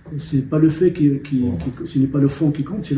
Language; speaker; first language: French; non-native, local second language; Tachelhit